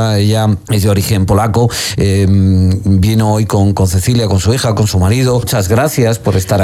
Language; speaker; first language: Spanish; native; Spanish